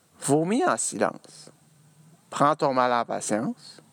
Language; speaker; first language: French; native; French